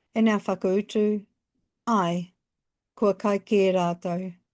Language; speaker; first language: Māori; non-native, local second language; English